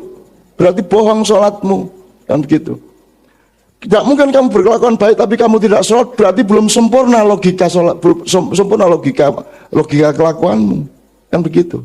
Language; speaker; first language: Indonesian; native; Indonesian